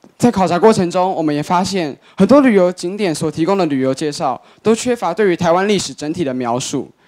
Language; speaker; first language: Chinese; native; Chinese